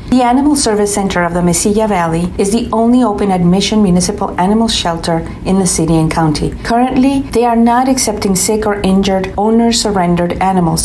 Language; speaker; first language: English; native; English